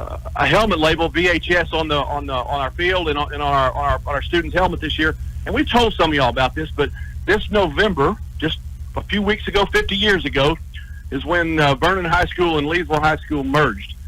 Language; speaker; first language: English; native; English